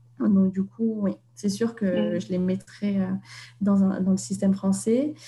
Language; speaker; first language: French; non-native, fluent; Vietnamese